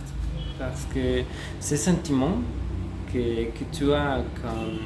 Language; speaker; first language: French; non-native, fluent; Spanish